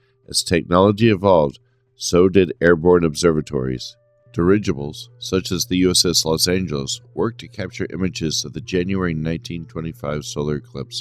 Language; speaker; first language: English; native; English